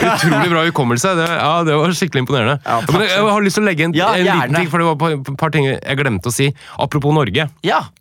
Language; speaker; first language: Norwegian; native; Norwegian